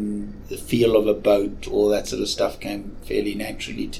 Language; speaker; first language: English; native; English